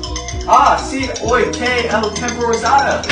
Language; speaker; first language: Spanish; non-native, learner; English